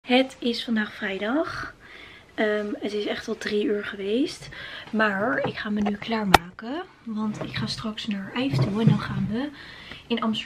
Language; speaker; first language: Dutch; native; Dutch